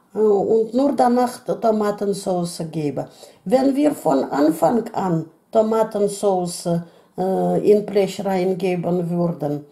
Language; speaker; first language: German; non-native, fluent; Russian